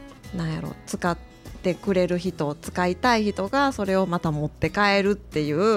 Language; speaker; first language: Japanese; native; Japanese